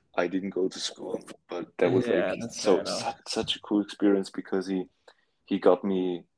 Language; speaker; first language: English; non-native, fluent; German